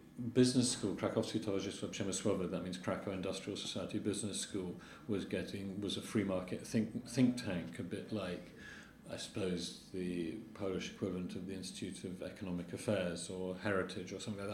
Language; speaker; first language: English; native; English